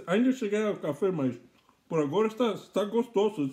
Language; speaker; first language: Portuguese; non-native, learner; English